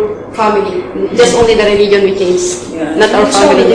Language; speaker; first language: English; non-native, learner; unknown